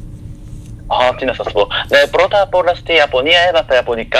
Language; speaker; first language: Greek; non-native, fluent; Japanese